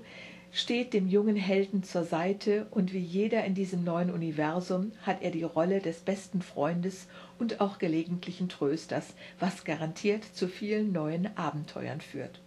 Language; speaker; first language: German; native; German